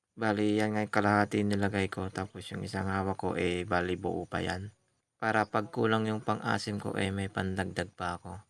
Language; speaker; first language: Filipino; non-native, local second language; Iloko